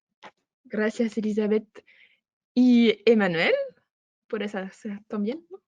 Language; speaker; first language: Spanish; non-native, fluent; French